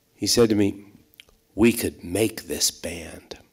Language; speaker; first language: English; native; English